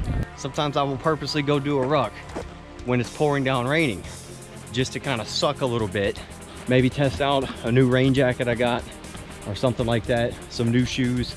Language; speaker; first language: English; native; English